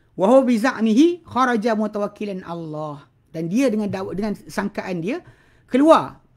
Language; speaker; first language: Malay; native; Malay